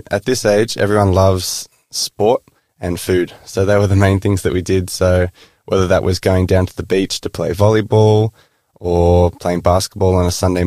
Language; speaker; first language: English; native; English